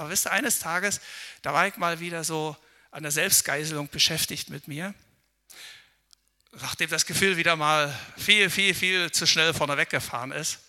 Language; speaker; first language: German; native; German